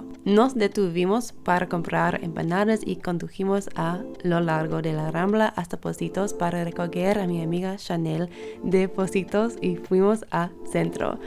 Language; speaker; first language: Spanish; non-native, learner; English